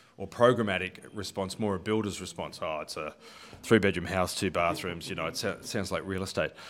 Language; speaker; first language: English; native; English